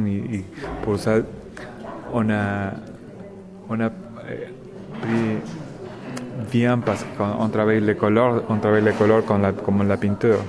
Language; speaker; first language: French; non-native, learner; Spanish